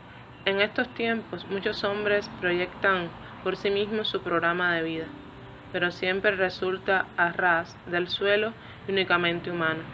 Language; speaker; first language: Spanish; native; Spanish